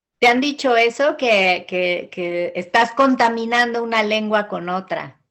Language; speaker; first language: Spanish; native; Spanish